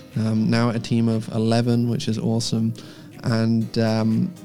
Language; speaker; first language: English; native; English